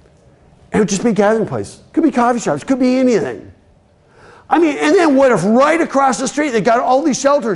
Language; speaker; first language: English; native; English